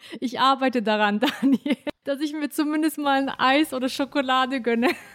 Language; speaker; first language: German; early bilingual, other home language; Turkish